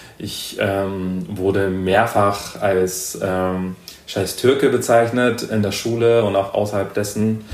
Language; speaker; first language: German; early bilingual, other home language; Persian